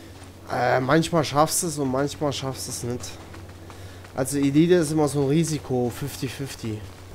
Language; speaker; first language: German; native; German